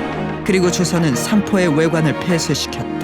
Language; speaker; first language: Korean; native; Korean